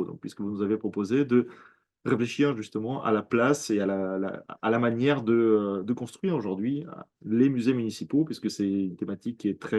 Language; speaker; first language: French; non-native, fluent; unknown